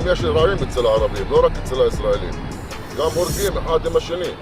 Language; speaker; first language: Hebrew; non-native, local second language; Arabic